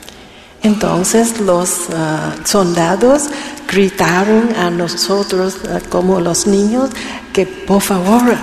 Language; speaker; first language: Spanish; non-native, learner; Vietnamese